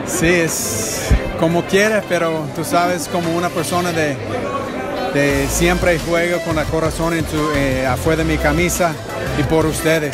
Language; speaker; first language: Spanish; non-native, fluent; English